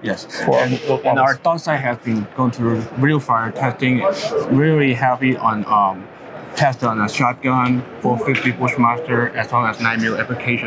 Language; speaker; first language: English; non-native, fluent; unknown